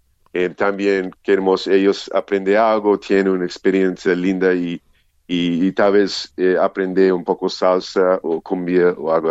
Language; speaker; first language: Spanish; non-native, learner; English